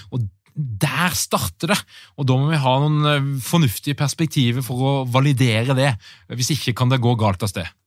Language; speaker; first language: Norwegian; native; Norwegian